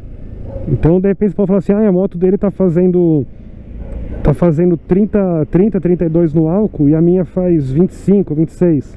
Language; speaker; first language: Portuguese; native; Portuguese